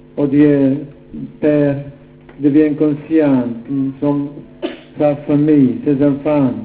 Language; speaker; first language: French; non-native, learner; Croatian